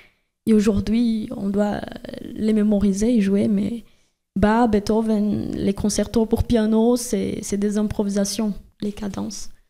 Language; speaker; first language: French; non-native, fluent; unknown